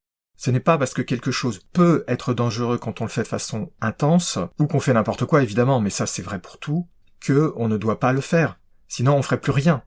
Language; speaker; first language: French; native; French